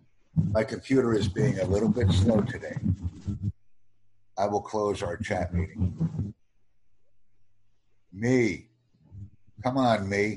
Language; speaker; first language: English; non-native, fluent; Romanian